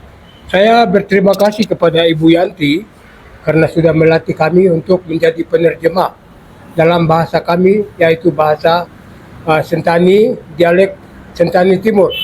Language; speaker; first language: Indonesian; non-native, local second language; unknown